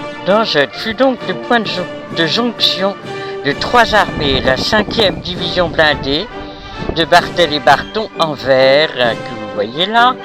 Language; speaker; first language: French; native; French